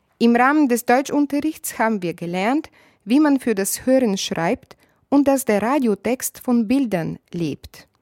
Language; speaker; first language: German; native; German